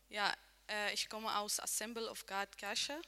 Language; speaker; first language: German; non-native, learner; Arabic